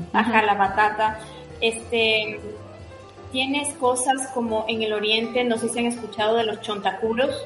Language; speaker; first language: Spanish; native; Spanish